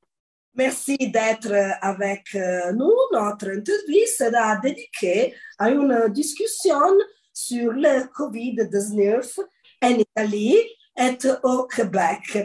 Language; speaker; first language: French; non-native, learner; Italian